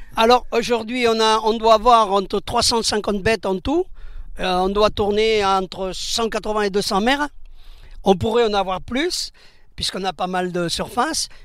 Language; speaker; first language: French; early bilingual, other home language; Spanish